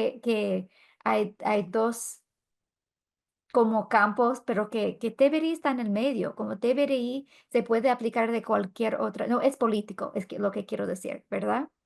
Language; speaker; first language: Spanish; non-native, fluent; English